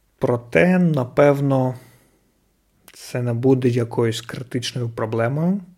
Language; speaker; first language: Ukrainian; non-native, local second language; Russian